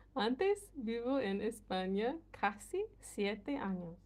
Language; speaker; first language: Spanish; non-native, learner; English